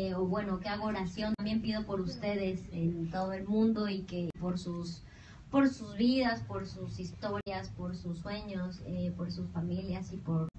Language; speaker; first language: Spanish; native; Spanish